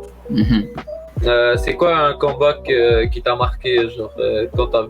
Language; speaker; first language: French; native; French